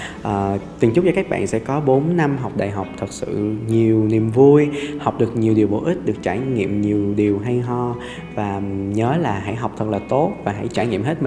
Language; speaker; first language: Vietnamese; native; Vietnamese